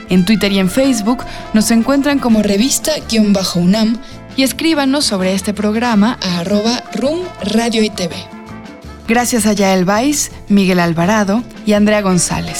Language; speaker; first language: Spanish; native; Spanish